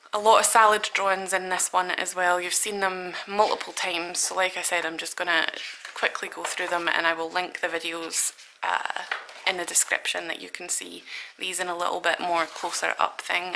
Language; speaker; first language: English; native; English